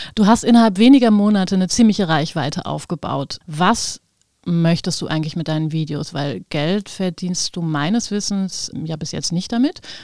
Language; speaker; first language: German; native; German